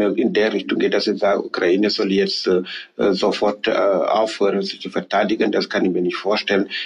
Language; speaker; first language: German; non-native, fluent; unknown